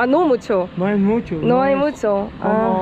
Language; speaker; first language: Spanish; non-native, learner; Korean